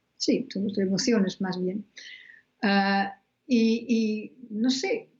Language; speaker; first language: Spanish; non-native, fluent; Dutch